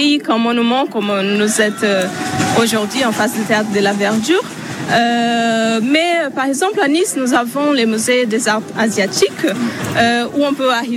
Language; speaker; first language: French; non-native, fluent; Portuguese